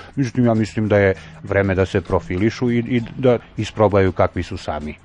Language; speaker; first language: Serbian; non-native, local second language; Rusyn